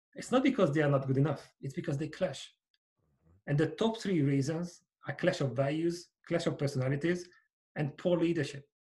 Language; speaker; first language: English; non-native, fluent; Hungarian